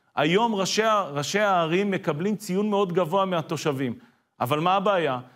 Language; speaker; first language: Hebrew; native; Hebrew